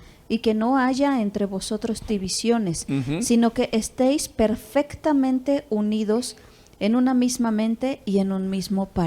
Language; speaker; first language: Spanish; native; Spanish